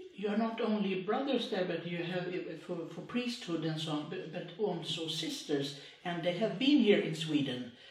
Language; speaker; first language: English; non-native, fluent; Swedish